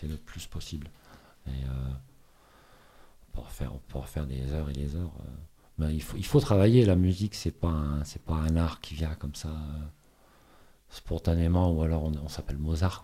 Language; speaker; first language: French; native; French